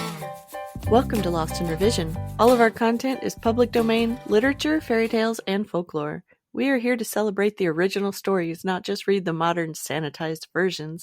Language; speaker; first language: English; native; English